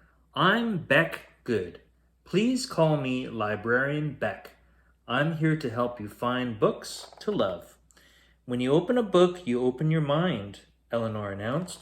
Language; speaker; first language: English; native; English